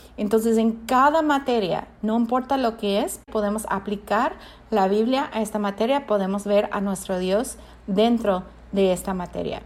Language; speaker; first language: Spanish; non-native, fluent; English